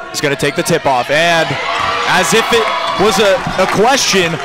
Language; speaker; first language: English; native; English